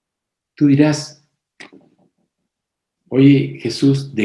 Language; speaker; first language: Spanish; native; Spanish